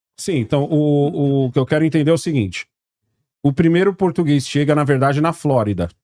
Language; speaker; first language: Portuguese; native; Portuguese